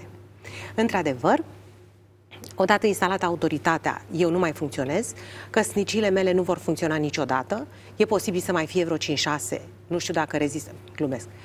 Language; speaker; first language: Romanian; native; Romanian